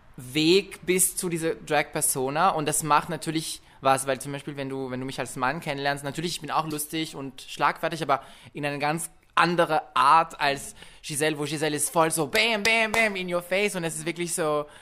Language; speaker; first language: German; non-native, fluent; French